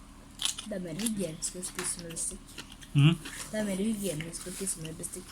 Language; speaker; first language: Norwegian; early bilingual, other home language; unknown